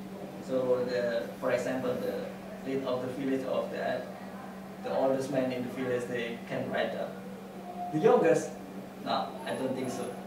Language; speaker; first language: English; non-native, fluent; Indonesian